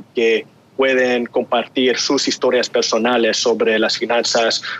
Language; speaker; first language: Spanish; early bilingual, heritage; Spanish